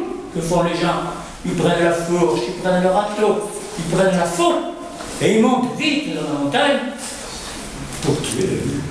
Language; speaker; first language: French; native; French